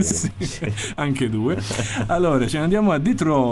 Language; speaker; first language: Italian; native; Italian